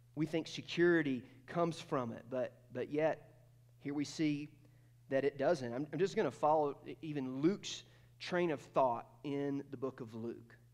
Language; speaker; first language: English; native; English